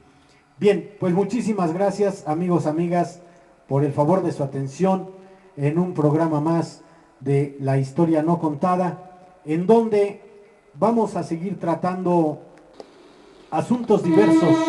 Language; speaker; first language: Spanish; native; Spanish